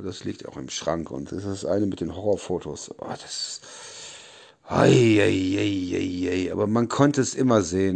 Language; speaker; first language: German; native; German